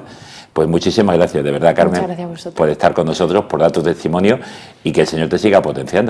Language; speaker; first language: Spanish; native; Spanish